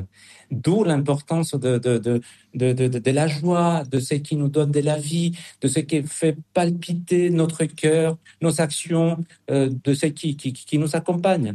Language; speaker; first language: French; non-native, fluent; Spanish